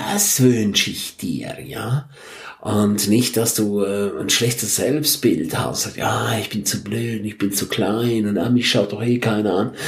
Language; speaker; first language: German; non-native, local second language; Romansh